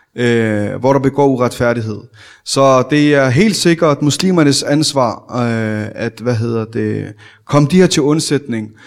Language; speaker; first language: Danish; early bilingual, other home language; Arabic